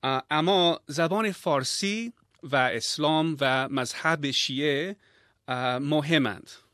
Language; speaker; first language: Persian; non-native, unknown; English